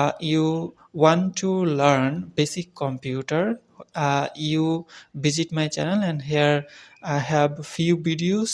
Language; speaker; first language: English; non-native, learner; Bangla